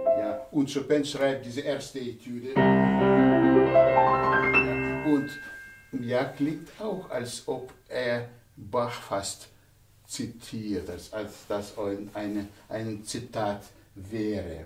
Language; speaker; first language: German; non-native, fluent; Russian